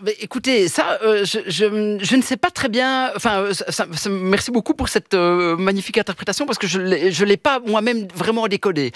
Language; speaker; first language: French; early bilingual, other home language; Italian